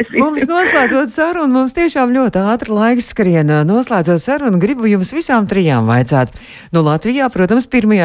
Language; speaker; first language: Latvian; native; Latvian